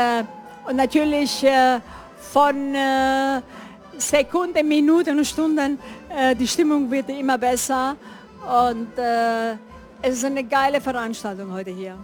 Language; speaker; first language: German; non-native, fluent; Italian